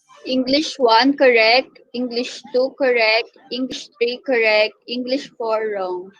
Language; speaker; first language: English; non-native, local second language; Filipino